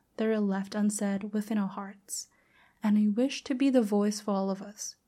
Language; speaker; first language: English; non-native, fluent; Thai